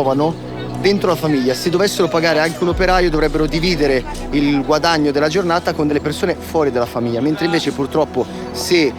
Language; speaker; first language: Italian; native; Italian